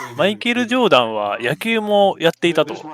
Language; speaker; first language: Japanese; native; Japanese